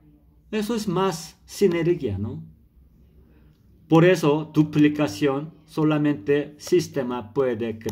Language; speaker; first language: Spanish; non-native, learner; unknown